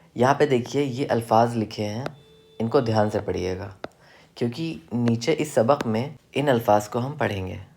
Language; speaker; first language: Hindi; native; Hindi